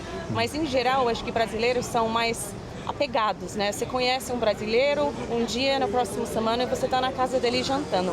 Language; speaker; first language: Portuguese; non-native, fluent; English